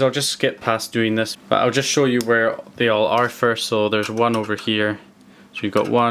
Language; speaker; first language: English; native; English